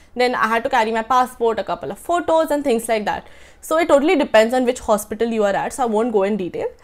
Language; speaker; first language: English; non-native, local second language; Marathi